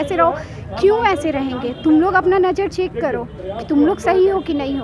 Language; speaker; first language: Hindi; native; Hindi